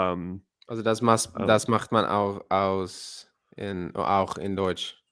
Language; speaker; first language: German; non-native, learner; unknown